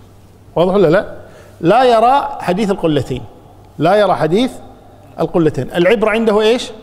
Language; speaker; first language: Arabic; native; Arabic